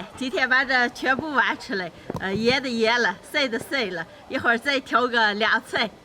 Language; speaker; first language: Chinese; native; Chinese